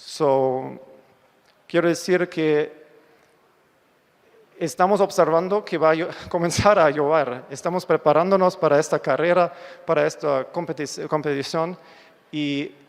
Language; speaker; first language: Spanish; non-native, fluent; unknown